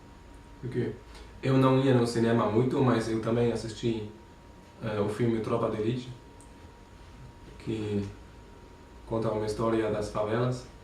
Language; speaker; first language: Portuguese; non-native, fluent; German